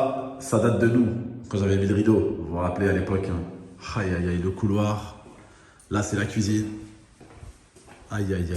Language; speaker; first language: French; native; French